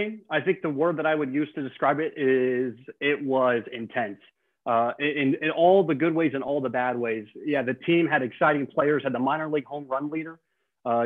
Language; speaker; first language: English; native; English